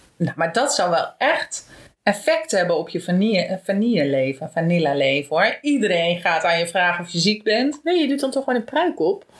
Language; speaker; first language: Dutch; native; Dutch